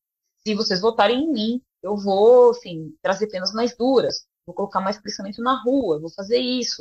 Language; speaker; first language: Portuguese; native; Portuguese